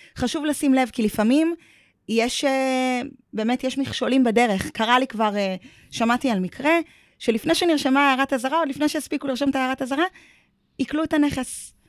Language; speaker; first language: Hebrew; native; Hebrew